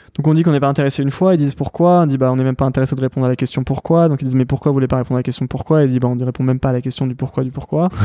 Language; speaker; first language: French; native; French